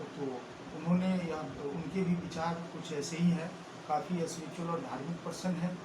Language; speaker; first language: Hindi; native; Hindi